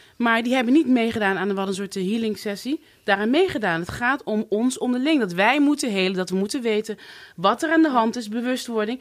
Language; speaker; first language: Dutch; native; Dutch